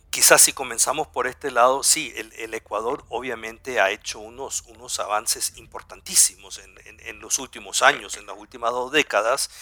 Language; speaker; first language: Spanish; non-native, local second language; German